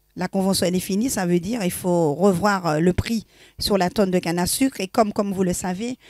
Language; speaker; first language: French; native; French